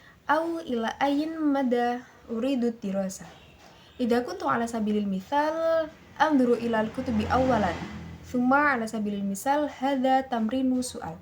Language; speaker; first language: Arabic; non-native, learner; Indonesian